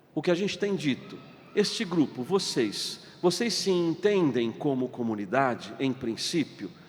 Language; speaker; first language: Portuguese; native; Portuguese